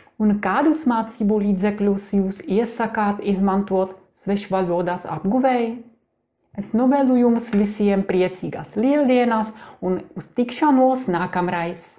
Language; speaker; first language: Latvian; non-native, learner; Czech